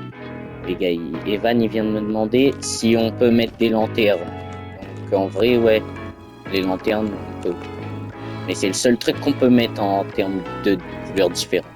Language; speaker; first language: French; native; French